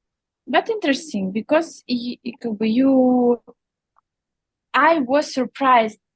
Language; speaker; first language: English; non-native, learner; Russian